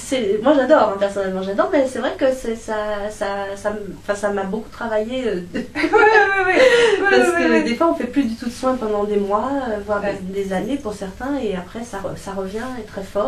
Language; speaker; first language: French; native; French